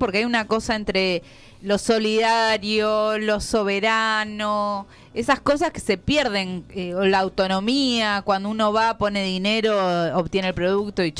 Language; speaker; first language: Spanish; native; Spanish